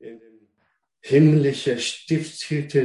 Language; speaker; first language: German; non-native, fluent; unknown